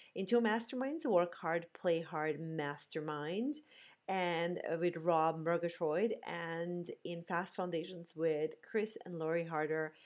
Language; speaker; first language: English; non-native, fluent; Bosnian